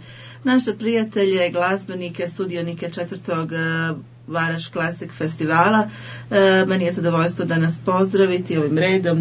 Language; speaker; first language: Serbian; native; Serbian